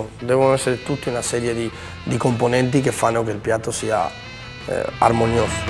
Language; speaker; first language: Italian; non-native, fluent; Spanish